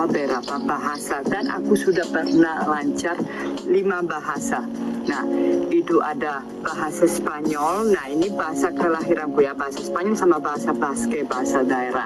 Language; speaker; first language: Indonesian; non-native, fluent; Spanish